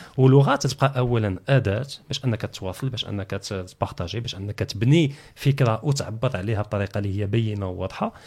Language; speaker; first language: Arabic; native; Arabic